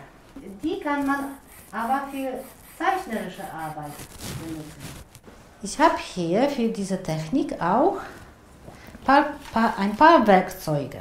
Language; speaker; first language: German; non-native, fluent; Polish